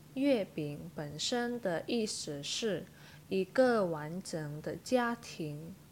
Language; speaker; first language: Chinese; non-native, fluent; Indonesian